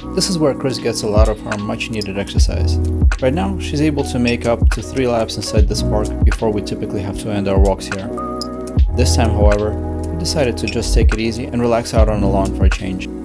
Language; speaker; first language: English; native; English